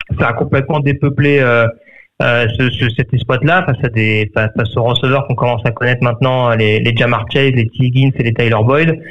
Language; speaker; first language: French; native; French